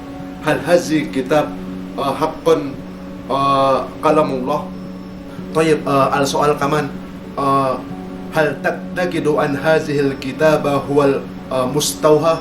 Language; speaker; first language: Arabic; non-native, learner; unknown